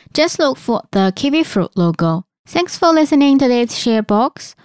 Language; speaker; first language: English; non-native, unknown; Chinese